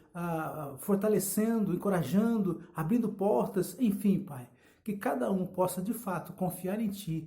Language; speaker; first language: Portuguese; native; Portuguese